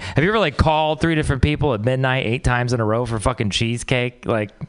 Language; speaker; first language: English; native; English